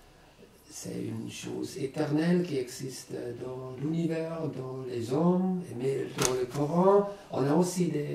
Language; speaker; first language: French; non-native, learner; German